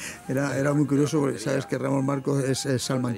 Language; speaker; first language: Spanish; native; Spanish